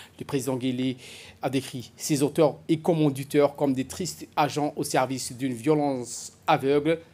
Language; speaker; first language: French; non-native, local second language; Somali